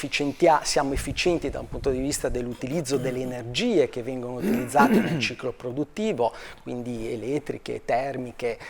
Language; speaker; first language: Italian; native; Italian